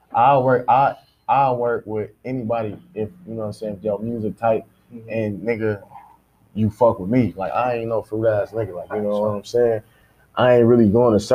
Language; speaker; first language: English; native; English